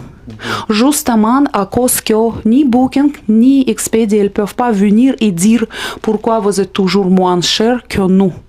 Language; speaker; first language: French; non-native, fluent; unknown